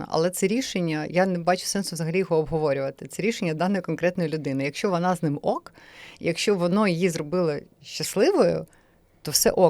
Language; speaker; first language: Ukrainian; native; Ukrainian